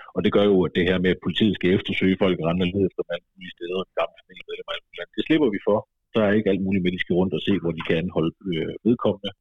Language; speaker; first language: Danish; native; Danish